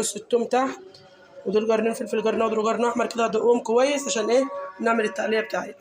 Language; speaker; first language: Arabic; native; Arabic